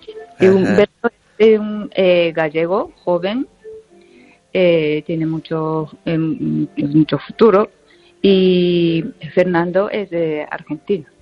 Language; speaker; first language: Spanish; non-native, learner; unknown